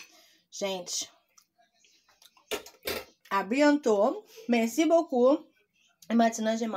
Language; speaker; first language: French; non-native, learner; Portuguese